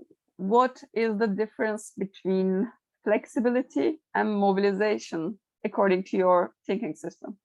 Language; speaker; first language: English; non-native, fluent; Turkish